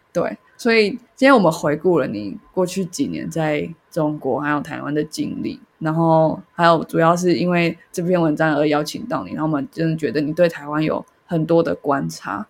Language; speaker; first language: Chinese; native; Chinese